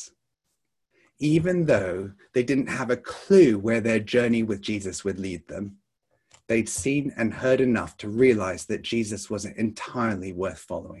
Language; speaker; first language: English; native; English